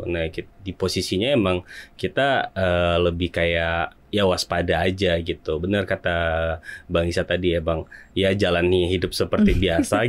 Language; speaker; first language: Indonesian; native; Indonesian